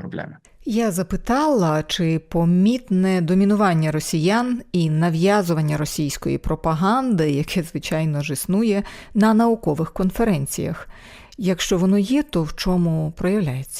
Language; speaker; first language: Ukrainian; native; Ukrainian